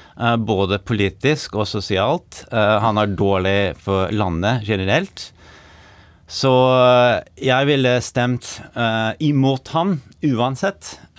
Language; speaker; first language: Norwegian; non-native, fluent; English